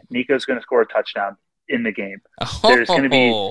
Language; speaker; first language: English; native; English